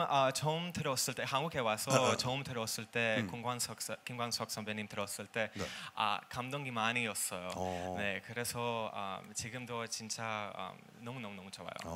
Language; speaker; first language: Korean; non-native, learner; English